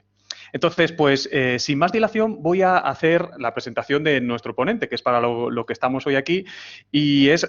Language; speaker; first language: Spanish; native; Spanish